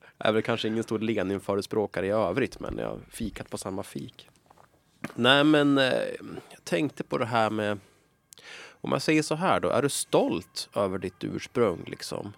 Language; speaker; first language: Swedish; native; Swedish